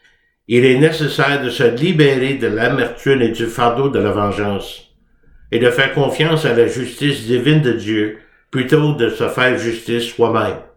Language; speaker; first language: French; native; French